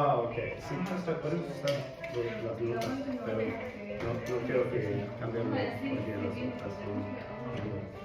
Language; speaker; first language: Spanish; non-native, learner; English